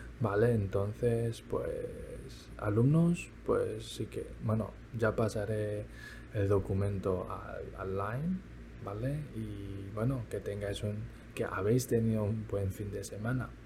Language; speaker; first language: Spanish; early bilingual, other home language; Chinese